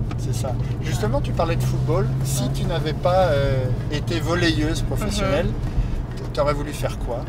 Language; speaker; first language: French; native; French